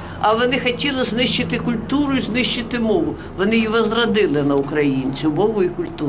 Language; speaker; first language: Ukrainian; non-native, local second language; Russian